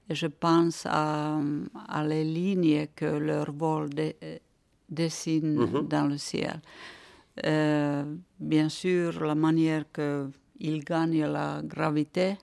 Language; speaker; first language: French; non-native, fluent; Finnish